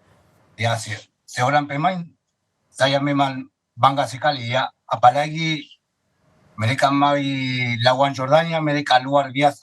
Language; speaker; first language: Indonesian; non-native, fluent; Spanish